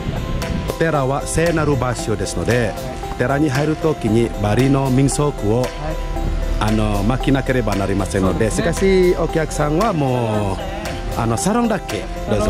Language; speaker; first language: Japanese; non-native, fluent; Indonesian